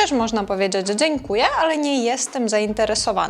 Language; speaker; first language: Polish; non-native, fluent; Ukrainian